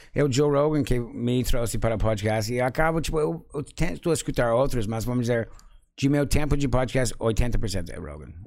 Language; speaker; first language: Portuguese; non-native, fluent; English